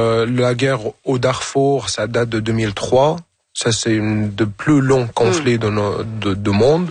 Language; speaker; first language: French; non-native, fluent; Arabic